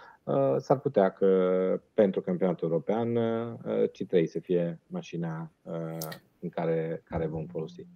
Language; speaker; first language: Romanian; non-native, fluent; Italian